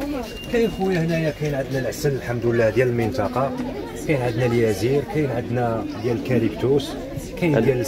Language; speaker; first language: Arabic; native; Arabic